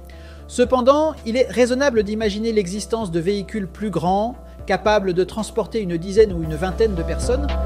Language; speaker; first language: French; native; French